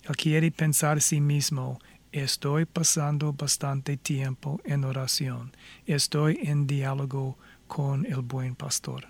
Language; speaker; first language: Spanish; non-native, fluent; English